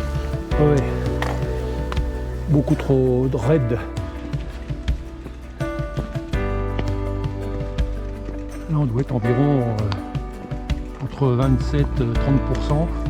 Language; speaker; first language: French; native; French